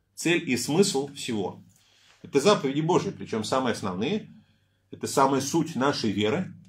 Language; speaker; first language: Russian; native; Russian